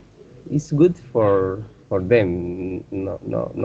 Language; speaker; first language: English; non-native, learner; Spanish